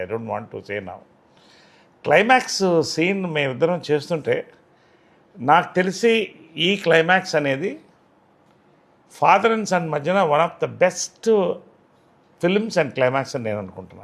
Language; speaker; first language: Telugu; native; Telugu